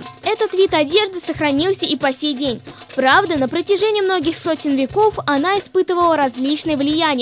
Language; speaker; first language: Russian; native; Russian